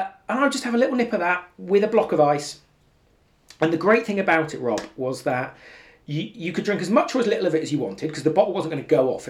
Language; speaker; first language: English; native; English